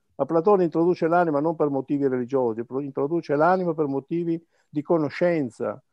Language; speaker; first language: Italian; native; Italian